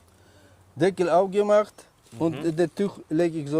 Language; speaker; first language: German; non-native, learner; Russian